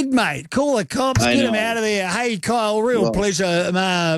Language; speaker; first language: English; native; English